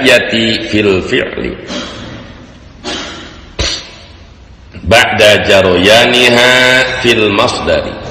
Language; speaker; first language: Arabic; non-native, fluent; Sundanese